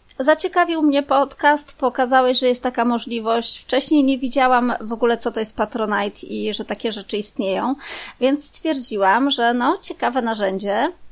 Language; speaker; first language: Polish; native; Polish